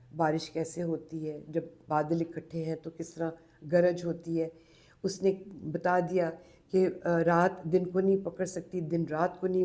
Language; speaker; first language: Urdu; non-native, local second language; Punjabi